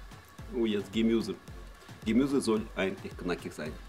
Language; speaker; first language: German; non-native, fluent; Russian